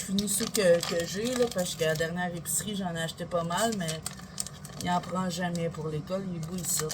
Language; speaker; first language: French; native; French